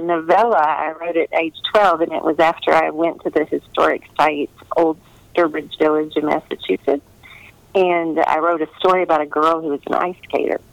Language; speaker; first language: English; native; English